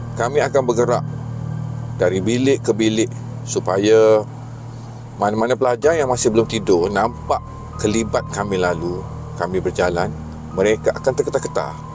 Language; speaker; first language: Malay; native; Malay